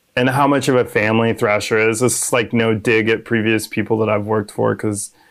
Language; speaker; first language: English; native; English